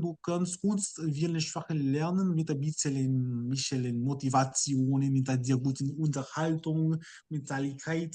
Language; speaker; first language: German; non-native, learner; English